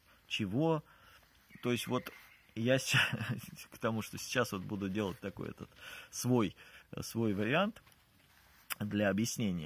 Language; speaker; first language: Russian; native; Russian